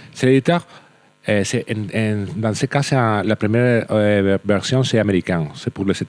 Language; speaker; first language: French; non-native, learner; Spanish